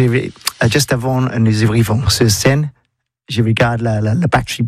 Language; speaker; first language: French; non-native, learner; English